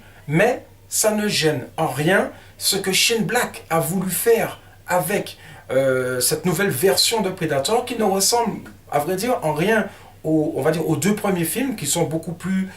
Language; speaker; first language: French; native; French